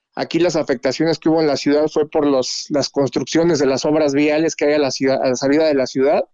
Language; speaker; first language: Spanish; native; Spanish